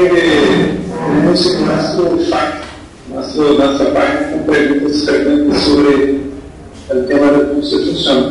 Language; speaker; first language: Spanish; non-native, fluent; Portuguese